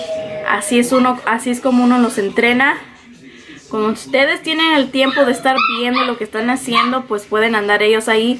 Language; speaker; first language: Spanish; early bilingual, heritage; Spanish